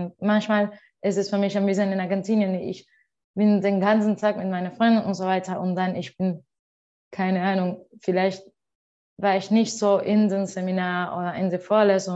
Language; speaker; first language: German; non-native, learner; Spanish